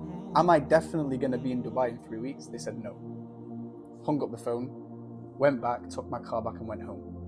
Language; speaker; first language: English; native; English